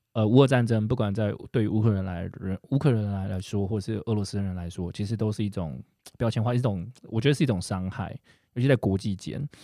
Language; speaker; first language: Chinese; native; Chinese